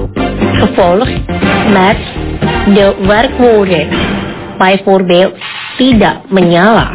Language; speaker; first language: Dutch; non-native, learner; Indonesian